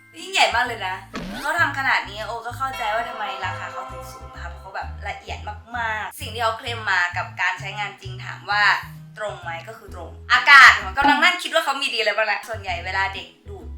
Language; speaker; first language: Thai; native; Thai